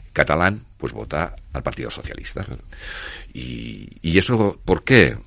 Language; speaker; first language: Spanish; non-native, local second language; Catalan